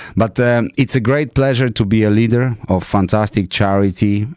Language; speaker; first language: English; non-native, fluent; Polish